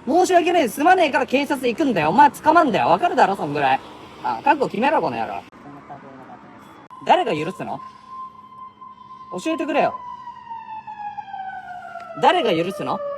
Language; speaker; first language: Japanese; native; Japanese